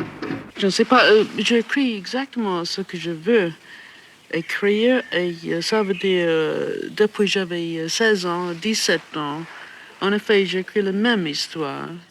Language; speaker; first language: French; non-native, fluent; English